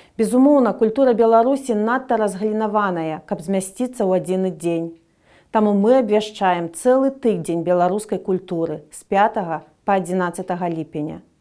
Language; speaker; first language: Belarusian; non-native, local second language; Russian